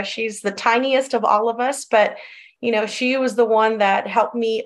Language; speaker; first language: English; early bilingual, other home language; Spanish